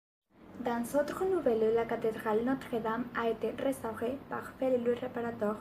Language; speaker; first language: French; non-native, learner; Spanish